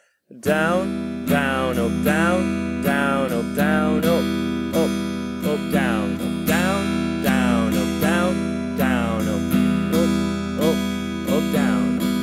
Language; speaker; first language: English; native; English